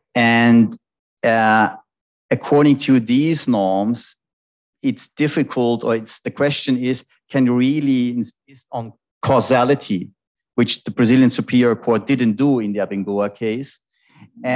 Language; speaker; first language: English; non-native, fluent; German